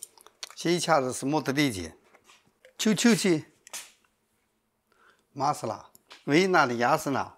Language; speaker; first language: Russian; non-native, learner; Chinese